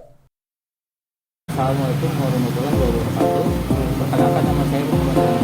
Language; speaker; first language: Indonesian; native; Indonesian